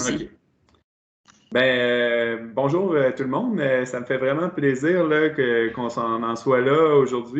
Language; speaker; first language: French; native; French